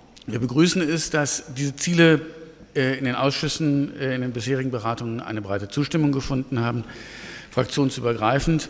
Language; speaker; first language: German; native; German